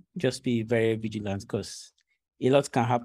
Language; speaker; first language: English; non-native, local second language; Ibibio